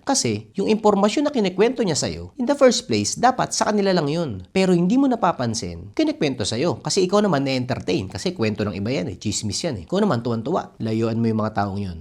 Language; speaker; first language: Filipino; native; Filipino